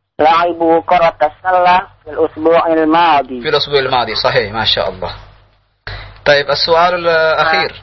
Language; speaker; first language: Arabic; non-native, fluent; Indonesian